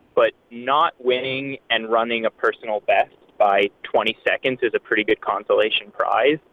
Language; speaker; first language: English; native; English